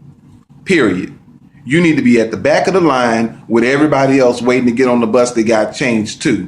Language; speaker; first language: English; native; English